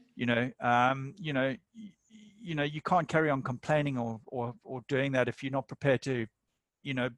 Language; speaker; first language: English; native; English